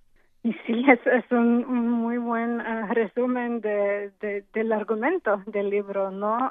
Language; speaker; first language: Spanish; non-native, fluent; English